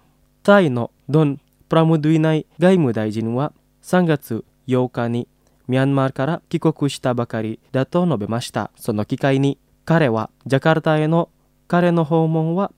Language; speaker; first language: Japanese; non-native, fluent; Indonesian